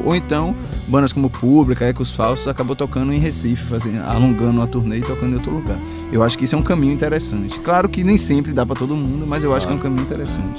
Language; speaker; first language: Portuguese; native; Portuguese